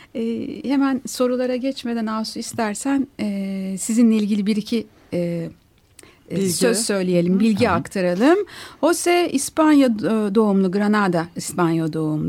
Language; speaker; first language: Turkish; native; Turkish